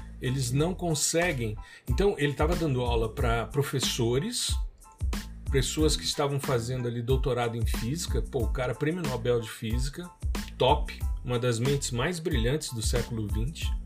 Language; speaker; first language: Portuguese; native; Portuguese